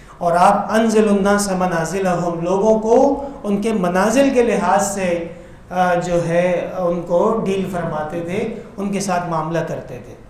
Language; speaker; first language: Urdu; non-native, local second language; Pashto